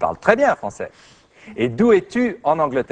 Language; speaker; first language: French; native; French